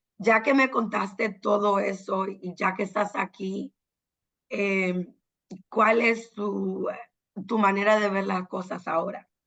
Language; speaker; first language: Spanish; early bilingual, heritage; Spanish